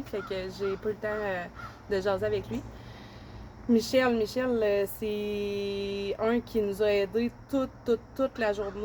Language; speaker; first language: French; native; French